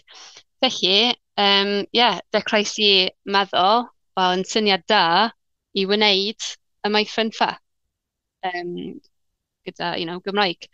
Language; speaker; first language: Welsh; non-native, learner; English